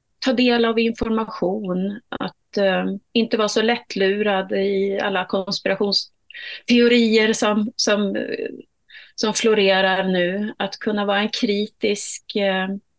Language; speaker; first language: Swedish; native; Swedish